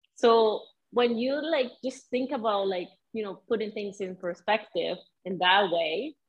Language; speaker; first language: English; non-native, fluent; Spanish